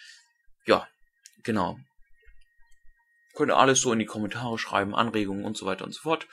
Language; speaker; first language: German; native; German